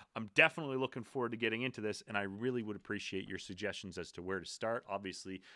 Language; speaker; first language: English; native; English